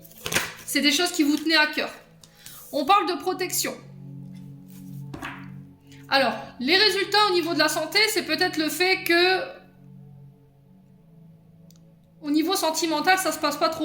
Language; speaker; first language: French; native; French